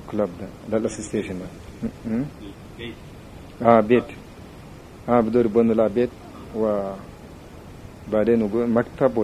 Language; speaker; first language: Arabic; native; Arabic